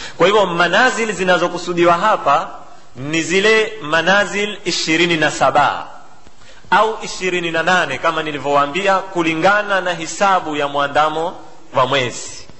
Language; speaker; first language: Swahili; native; Swahili